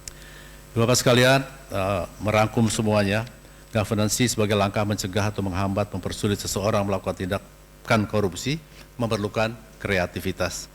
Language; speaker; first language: Indonesian; native; Indonesian